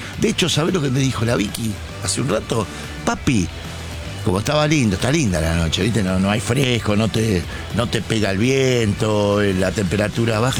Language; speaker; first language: Spanish; native; Spanish